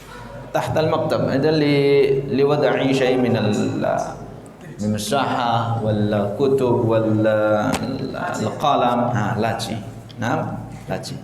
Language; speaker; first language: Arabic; non-native, fluent; Indonesian